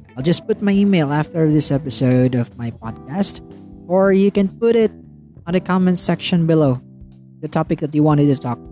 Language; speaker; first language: English; non-native, local second language; Filipino